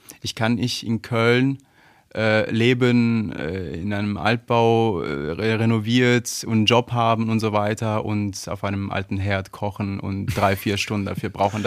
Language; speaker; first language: German; non-native, fluent; Italian